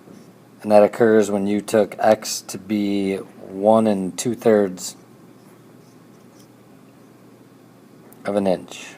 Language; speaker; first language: English; native; English